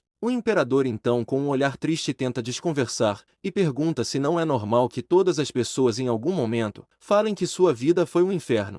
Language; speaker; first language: Portuguese; native; Portuguese